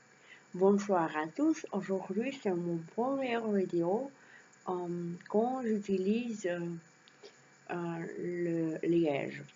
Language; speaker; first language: French; non-native, learner; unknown